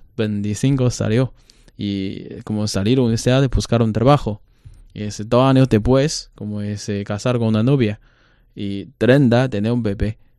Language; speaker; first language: Spanish; non-native, learner; Chinese